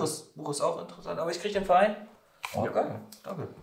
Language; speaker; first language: German; native; German